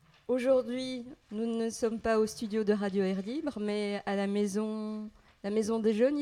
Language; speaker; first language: French; native; French